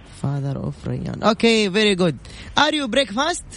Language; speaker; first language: English; non-native, learner; Arabic